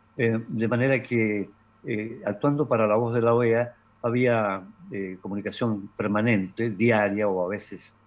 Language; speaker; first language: Spanish; native; Spanish